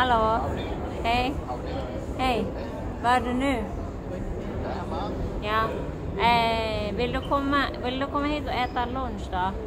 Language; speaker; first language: Swedish; non-native, learner; Filipino